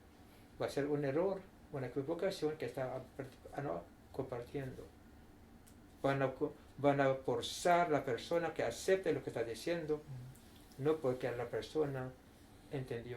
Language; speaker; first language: Spanish; non-native, fluent; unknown